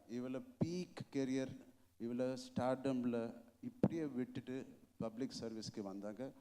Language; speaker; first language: Tamil; non-native, local second language; Telugu